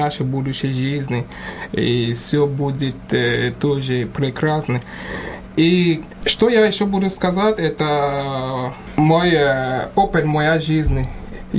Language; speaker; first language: Ukrainian; non-native, learner; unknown